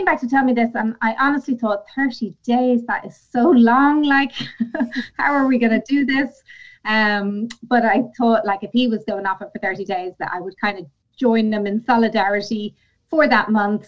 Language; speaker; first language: English; native; English